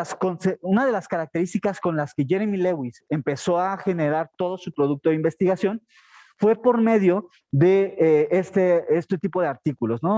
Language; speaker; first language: Spanish; native; Spanish